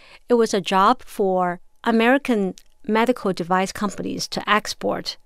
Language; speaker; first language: English; non-native, fluent; Chinese